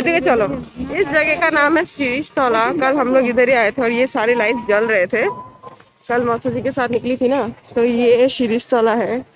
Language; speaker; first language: Hindi; non-native, local second language; Bangla